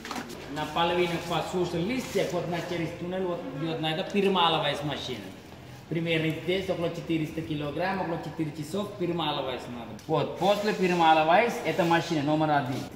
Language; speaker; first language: Russian; non-native, learner; Sinhala